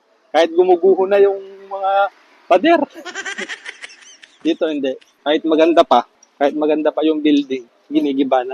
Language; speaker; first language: Filipino; native; Filipino